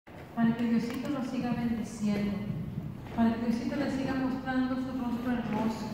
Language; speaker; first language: Spanish; native; Spanish